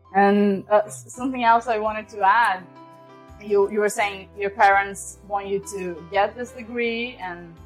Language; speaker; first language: English; non-native, fluent; Portuguese